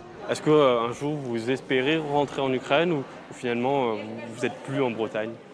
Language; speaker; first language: French; native; French